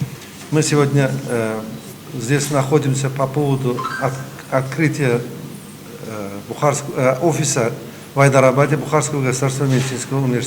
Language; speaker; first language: Russian; non-native, local second language; Uzbek